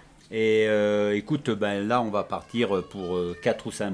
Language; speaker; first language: French; native; French